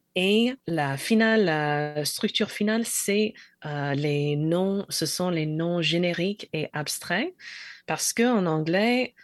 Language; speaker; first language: French; non-native, fluent; English